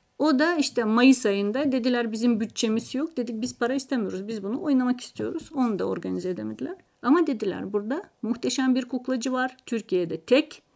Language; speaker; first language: Turkish; non-native, fluent; Russian